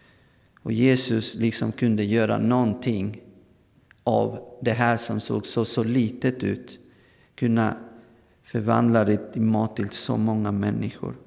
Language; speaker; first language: Swedish; non-native, fluent; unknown